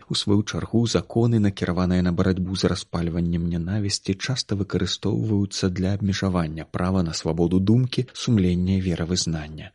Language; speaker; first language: Belarusian; native; Belarusian